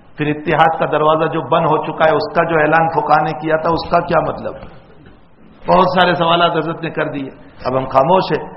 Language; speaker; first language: Urdu; non-native, local second language; Gujarati